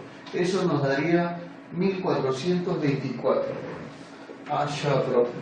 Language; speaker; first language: Spanish; native; Spanish